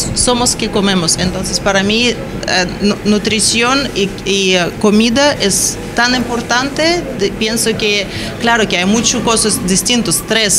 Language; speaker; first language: Spanish; non-native, learner; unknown